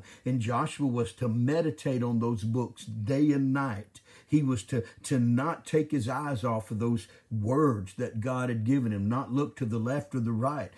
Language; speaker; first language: English; native; English